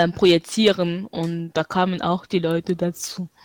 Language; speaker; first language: German; non-native, fluent; French